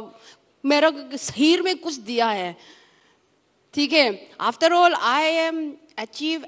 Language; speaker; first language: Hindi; non-native, local second language; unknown